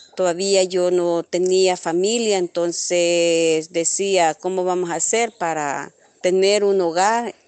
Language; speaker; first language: Spanish; native; Spanish